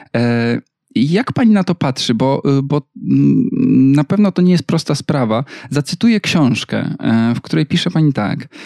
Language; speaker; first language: Polish; native; Polish